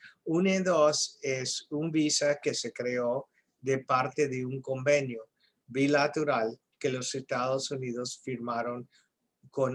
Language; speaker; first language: Spanish; early bilingual, heritage; English